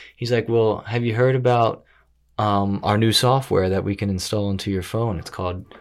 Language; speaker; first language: English; native; English